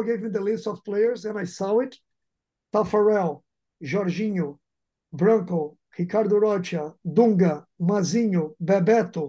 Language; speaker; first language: English; non-native, fluent; Portuguese